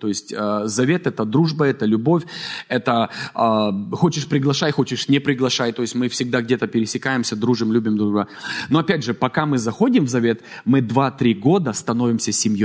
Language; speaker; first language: Russian; native; Russian